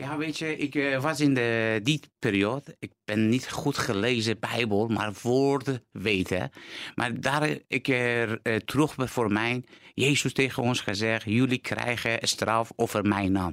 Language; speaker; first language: Dutch; non-native, learner; Persian